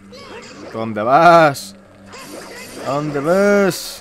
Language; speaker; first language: Spanish; native; Spanish